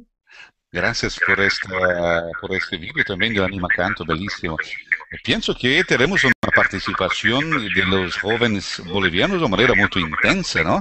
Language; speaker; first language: Spanish; non-native, learner; Portuguese